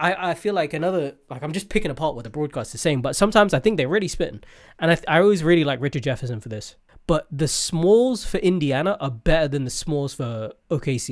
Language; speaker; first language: English; native; English